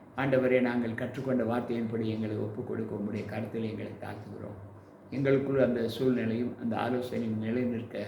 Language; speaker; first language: Tamil; native; Tamil